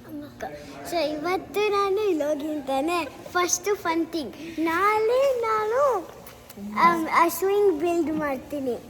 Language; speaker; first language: Kannada; early bilingual, heritage; Kannada